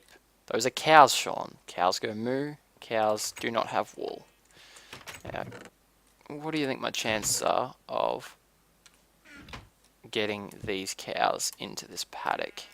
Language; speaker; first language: English; native; English